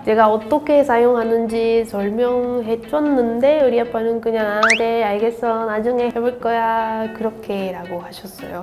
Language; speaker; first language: Korean; non-native, learner; Spanish